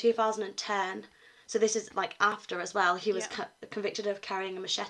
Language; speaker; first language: English; native; English